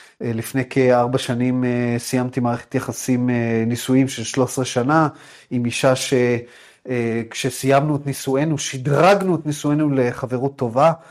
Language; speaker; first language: Hebrew; native; Hebrew